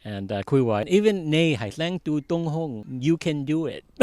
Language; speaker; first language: Cantonese; early bilingual, heritage; Cantonese